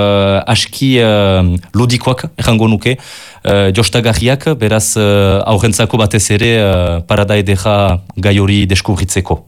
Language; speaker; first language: Basque; native; Basque